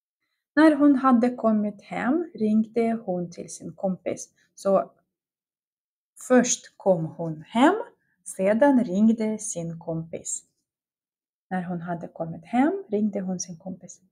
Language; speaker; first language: Swedish; non-native, fluent; Russian